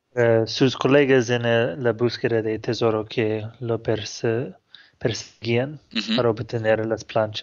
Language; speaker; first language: Spanish; non-native, fluent; English